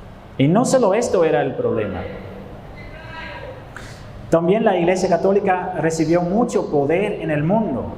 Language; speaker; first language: Spanish; non-native, fluent; Dutch